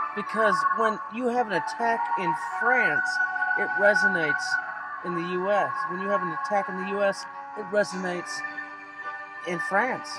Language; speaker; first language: English; native; English